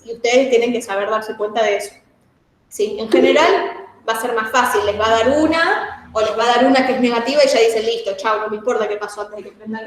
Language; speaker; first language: Spanish; native; Spanish